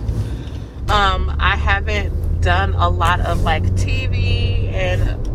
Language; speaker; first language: English; native; English